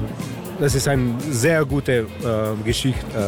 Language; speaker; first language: German; non-native, learner; Slovenian